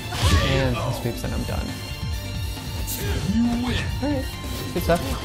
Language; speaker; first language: English; native; English